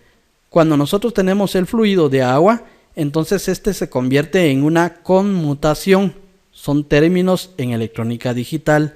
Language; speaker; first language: Spanish; native; Spanish